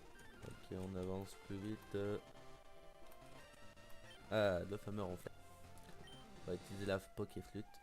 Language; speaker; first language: French; native; French